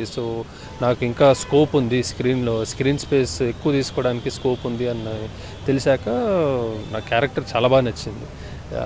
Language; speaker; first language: Telugu; native; Telugu